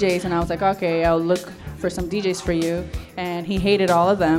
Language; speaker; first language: English; non-native, fluent; Portuguese